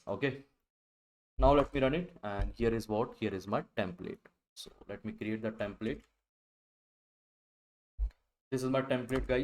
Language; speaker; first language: English; non-native, local second language; Hindi